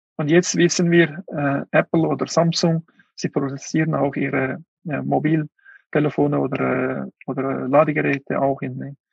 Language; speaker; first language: German; non-native, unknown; Uyghur